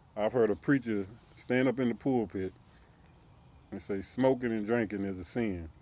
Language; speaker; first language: English; native; English